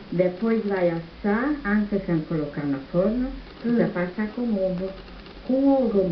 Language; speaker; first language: Portuguese; non-native, learner; German